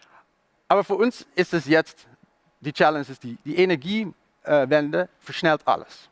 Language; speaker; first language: German; non-native, learner; Dutch